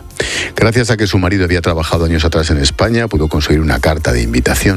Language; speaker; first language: Spanish; native; Spanish